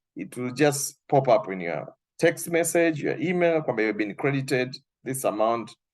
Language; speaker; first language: English; non-native, local second language; Swahili